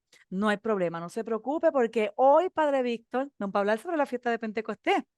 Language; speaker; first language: Spanish; native; Spanish